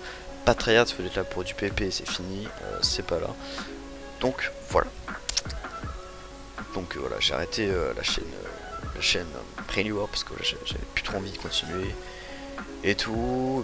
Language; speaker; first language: French; native; French